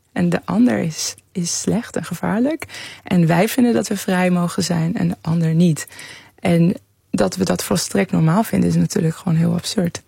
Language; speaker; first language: Dutch; early bilingual, other home language; Persian